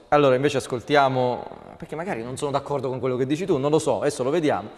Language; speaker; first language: Italian; native; Italian